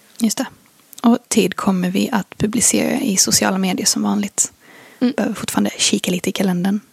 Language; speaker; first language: Swedish; early bilingual, other home language; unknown